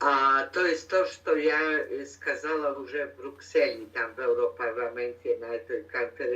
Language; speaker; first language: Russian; non-native, learner; Polish